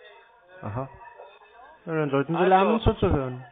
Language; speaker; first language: German; native; German